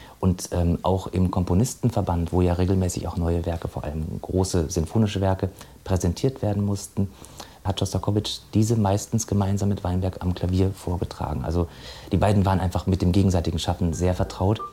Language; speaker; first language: German; native; German